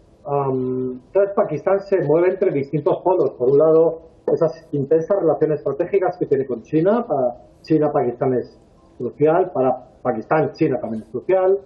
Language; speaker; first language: Spanish; native; Spanish